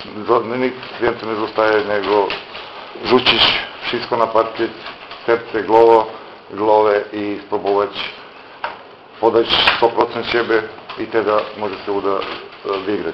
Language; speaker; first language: Polish; non-native, fluent; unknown